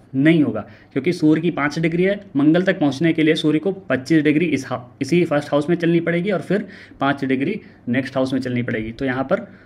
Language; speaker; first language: Hindi; native; Hindi